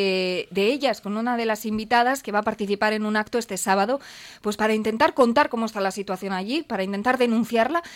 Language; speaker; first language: Spanish; native; Spanish